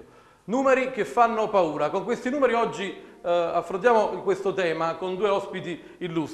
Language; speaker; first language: Italian; native; Italian